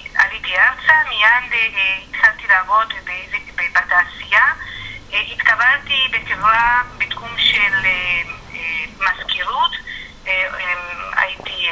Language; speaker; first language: Hebrew; non-native, fluent; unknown